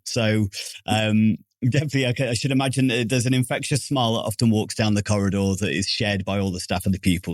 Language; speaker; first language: English; native; English